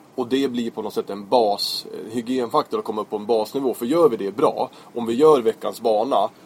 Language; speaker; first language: Swedish; native; Swedish